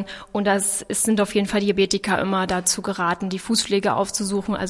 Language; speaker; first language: German; native; German